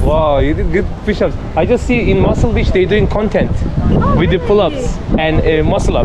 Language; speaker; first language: English; non-native, fluent; Turkish